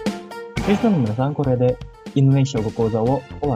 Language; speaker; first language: Japanese; non-native, fluent; Indonesian